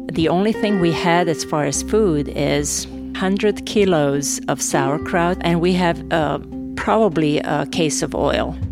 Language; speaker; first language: English; non-native, fluent; Serbian